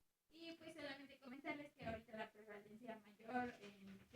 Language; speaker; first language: Spanish; native; Spanish